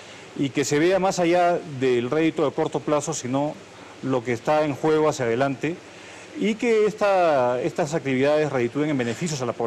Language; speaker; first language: Spanish; native; Spanish